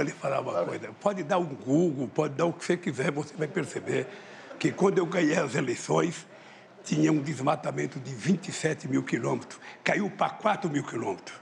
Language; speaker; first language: Portuguese; native; Portuguese